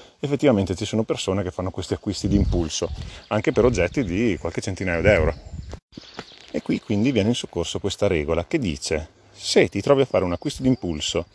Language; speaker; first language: Italian; native; Italian